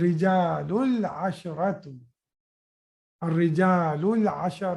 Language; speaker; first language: Arabic; non-native, fluent; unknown